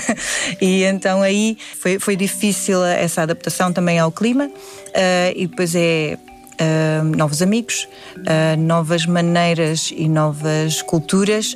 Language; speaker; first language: Portuguese; early bilingual, other home language; Indonesian